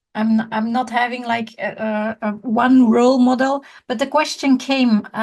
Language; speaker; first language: English; non-native, fluent; Dutch